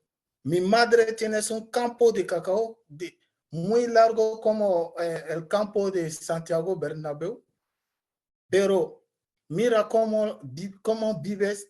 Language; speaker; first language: Spanish; non-native, learner; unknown